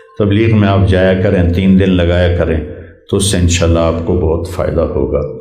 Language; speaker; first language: Urdu; non-native, local second language; Punjabi